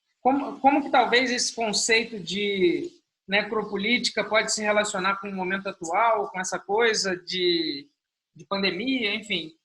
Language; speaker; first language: Portuguese; native; Portuguese